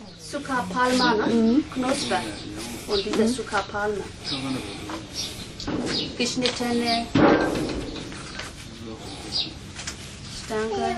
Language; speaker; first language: German; non-native, learner; Burmese